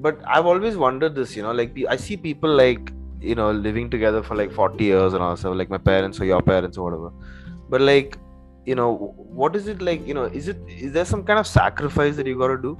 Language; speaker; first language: English; native; English